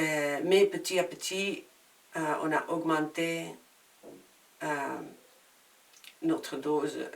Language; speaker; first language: French; non-native, fluent; Spanish